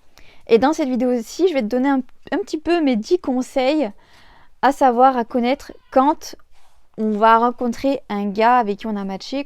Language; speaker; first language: French; native; French